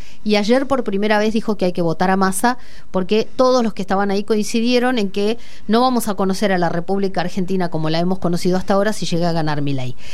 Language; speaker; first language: Spanish; native; Spanish